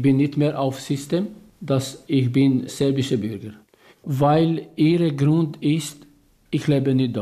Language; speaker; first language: German; non-native, learner; Albanian